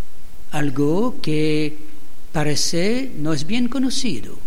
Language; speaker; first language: Spanish; non-native, learner; German